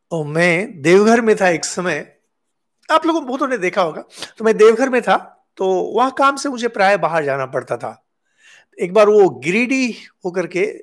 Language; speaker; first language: Hindi; non-native, local second language; Bangla